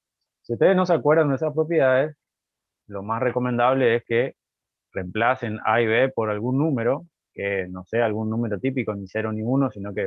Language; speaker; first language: Spanish; native; Spanish